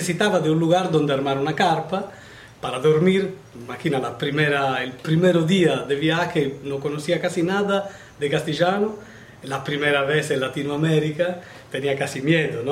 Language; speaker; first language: Spanish; non-native, learner; Italian